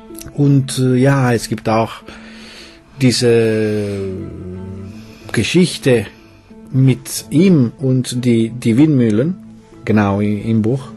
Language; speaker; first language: German; non-native, fluent; Italian